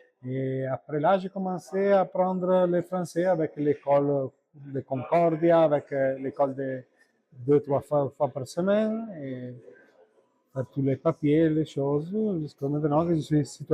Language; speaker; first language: French; non-native, learner; Italian